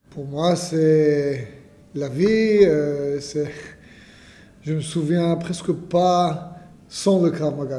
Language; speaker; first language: French; non-native, fluent; Hebrew